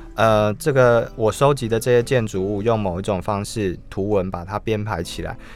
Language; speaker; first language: Chinese; native; Chinese